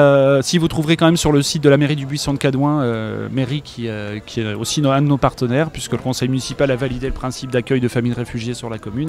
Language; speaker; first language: French; native; French